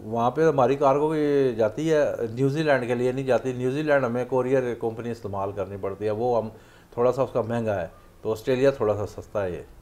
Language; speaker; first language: Urdu; non-native, local second language; Punjabi